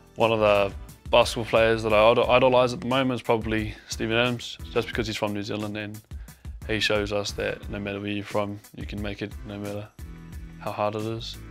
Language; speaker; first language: English; native; English